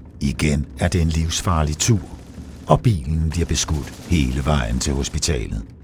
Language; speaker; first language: Danish; native; Danish